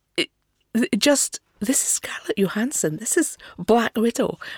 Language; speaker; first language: English; native; English